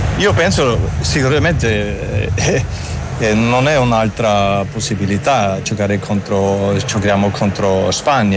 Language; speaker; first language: Italian; non-native, learner; German